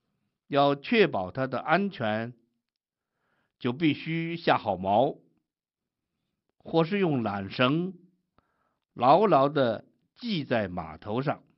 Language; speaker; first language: Chinese; native; Chinese